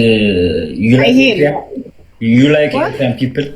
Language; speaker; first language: English; non-native, learner; Tigrinya